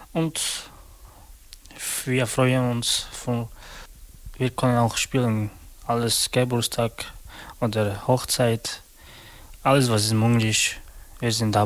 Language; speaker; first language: German; non-native, learner; Romany